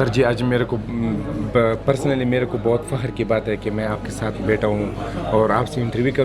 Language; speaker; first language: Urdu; non-native, local second language; Pashto